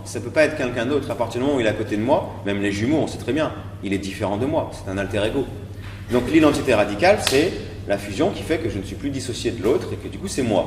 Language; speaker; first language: French; native; French